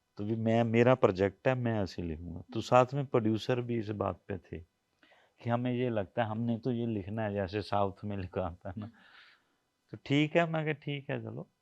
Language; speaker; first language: Hindi; non-native, local second language; Punjabi